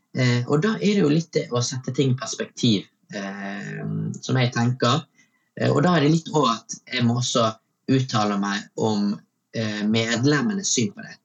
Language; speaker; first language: Norwegian; early bilingual, other home language; Tamil